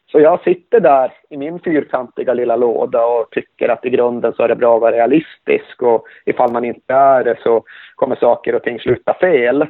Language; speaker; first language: Swedish; native; Swedish